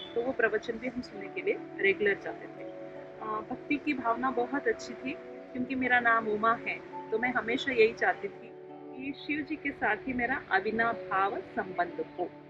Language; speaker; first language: Hindi; non-native, local second language; Telugu